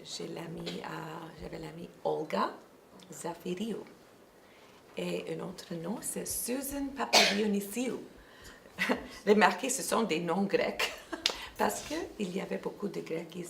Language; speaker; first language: French; non-native, local second language; English